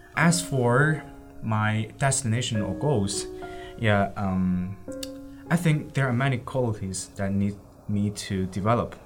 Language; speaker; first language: English; non-native, fluent; Chinese